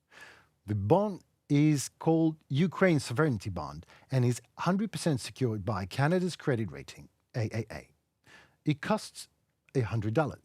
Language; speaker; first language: English; non-native, fluent; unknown